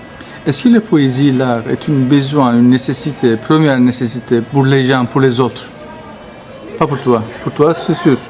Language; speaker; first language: French; non-native, fluent; Turkish